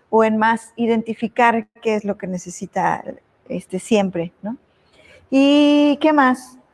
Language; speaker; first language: Spanish; native; Spanish